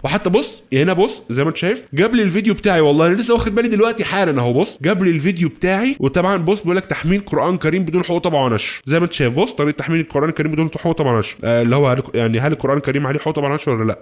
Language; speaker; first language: Arabic; native; Arabic